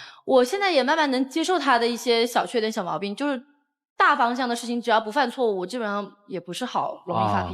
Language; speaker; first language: Chinese; native; Chinese